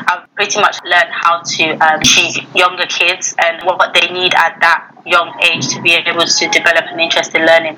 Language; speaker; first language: English; native; English